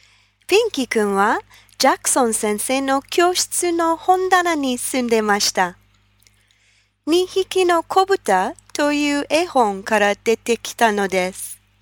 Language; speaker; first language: Japanese; non-native, fluent; English